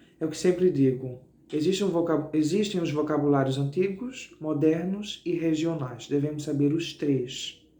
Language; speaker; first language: Portuguese; native; Portuguese